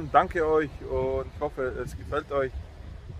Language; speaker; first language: German; early bilingual, other home language; Bosnian